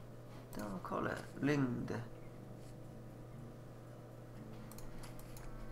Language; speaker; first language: Japanese; non-native, learner; English